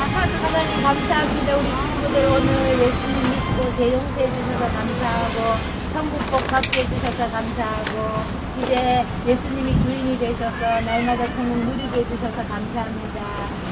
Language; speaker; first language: Korean; native; Korean